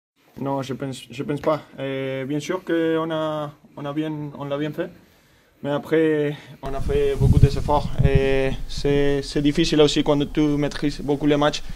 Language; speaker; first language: French; non-native, fluent; Spanish